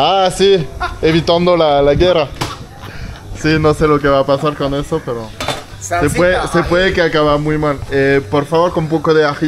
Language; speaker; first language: Spanish; non-native, fluent; French